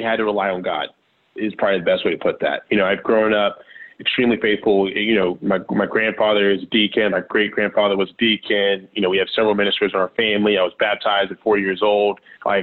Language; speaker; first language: English; native; English